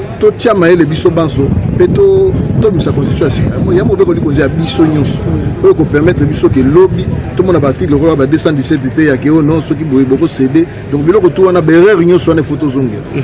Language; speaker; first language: Lingala; non-native, local second language; Luba-Lulua